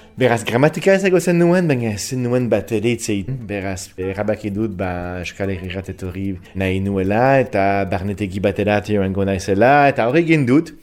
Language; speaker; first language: Basque; non-native, fluent; French